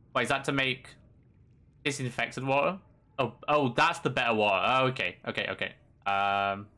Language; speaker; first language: English; native; English